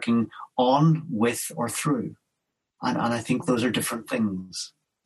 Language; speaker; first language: English; native; English